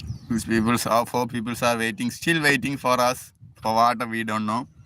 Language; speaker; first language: English; non-native, local second language; Malayalam